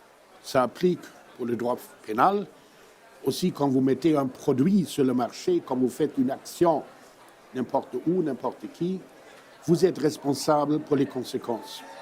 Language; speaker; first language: French; non-native, fluent; German